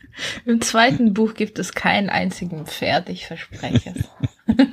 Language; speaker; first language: German; non-native, fluent; Czech